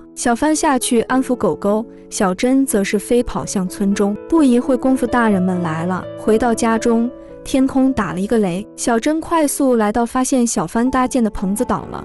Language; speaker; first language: Chinese; native; Chinese